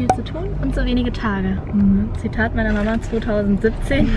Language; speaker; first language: German; native; German